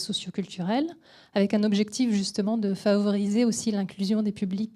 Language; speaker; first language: French; native; French